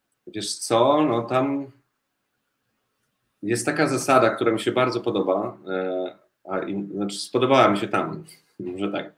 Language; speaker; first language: Polish; native; Polish